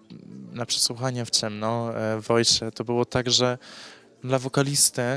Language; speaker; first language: Polish; early bilingual, heritage; English